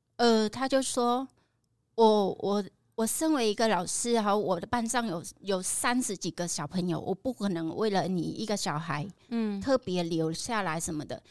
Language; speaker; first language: Chinese; non-native, fluent; Khmer